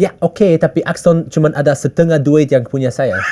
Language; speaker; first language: Indonesian; early bilingual, heritage; English